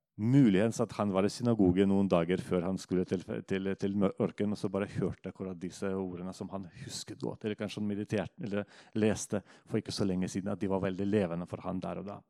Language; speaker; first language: Norwegian; non-native, fluent; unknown